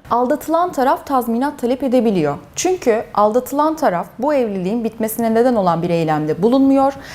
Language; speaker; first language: Turkish; early bilingual, heritage; Turkish